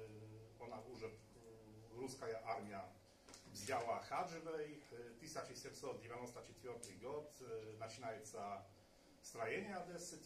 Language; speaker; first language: Polish; non-native, learner; Russian